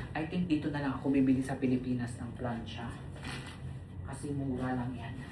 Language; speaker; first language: Filipino; non-native, local second language; Cebuano